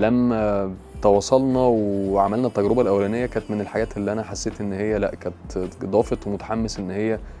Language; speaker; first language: Arabic; native; Arabic